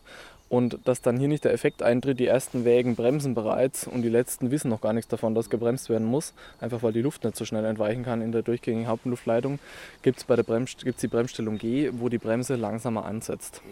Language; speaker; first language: German; native; German